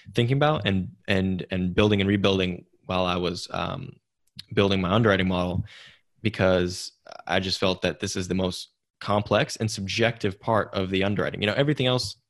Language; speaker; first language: English; native; English